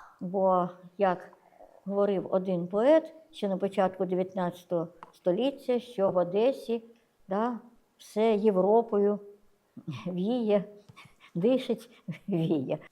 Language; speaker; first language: Ukrainian; native; Ukrainian